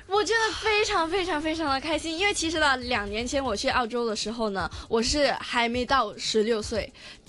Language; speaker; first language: Chinese; non-native, local second language; Cantonese